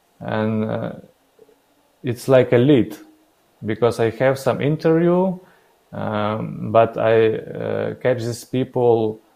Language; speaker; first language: English; non-native, learner; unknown